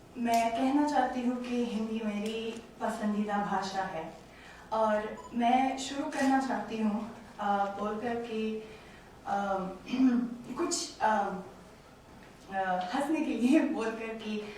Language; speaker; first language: Hindi; non-native, learner; Romanian